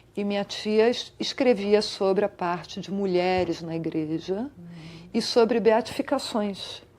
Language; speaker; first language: Portuguese; early bilingual, other home language; Italian